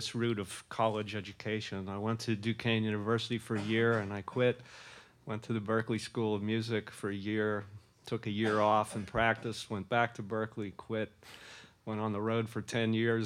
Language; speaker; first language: English; native; English